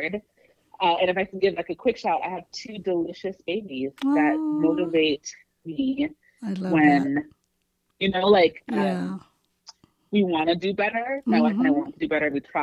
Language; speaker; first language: English; native; English